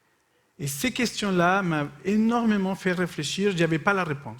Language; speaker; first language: French; non-native, fluent; Spanish